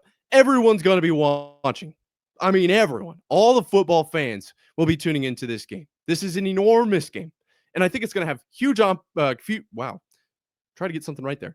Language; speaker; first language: English; native; English